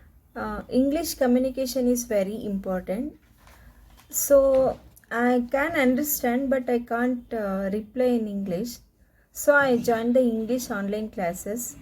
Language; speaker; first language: English; non-native, learner; Kannada